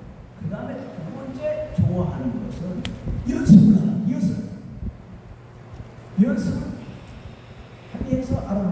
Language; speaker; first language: Korean; native; Korean